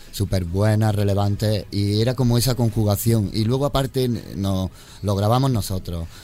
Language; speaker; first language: Spanish; native; Spanish